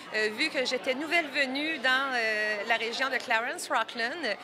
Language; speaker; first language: French; native; French